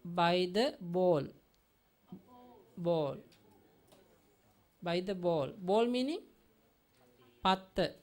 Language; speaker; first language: English; non-native, learner; Sinhala